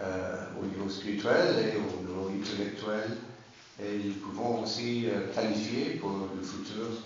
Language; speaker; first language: French; non-native, learner; English